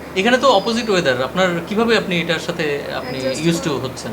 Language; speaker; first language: Bangla; native; Bangla